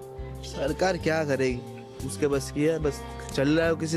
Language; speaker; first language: Hindi; native; Hindi